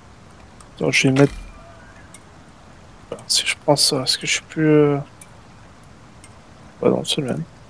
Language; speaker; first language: French; native; French